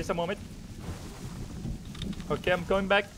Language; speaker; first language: English; non-native, learner; Portuguese